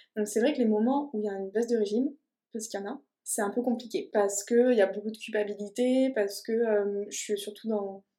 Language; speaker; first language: French; native; French